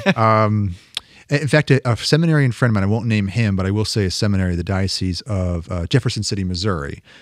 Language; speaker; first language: English; native; English